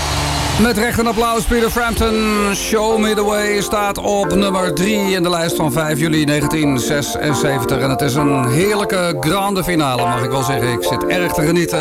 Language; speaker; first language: Dutch; native; Dutch